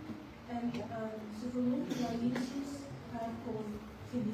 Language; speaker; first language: Dutch; early bilingual, other home language; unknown